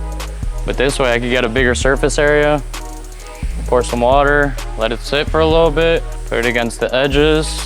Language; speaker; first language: English; native; English